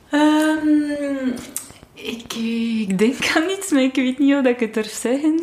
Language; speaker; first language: Dutch; non-native, local second language; French